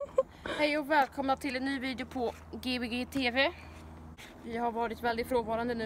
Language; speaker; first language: Swedish; native; Swedish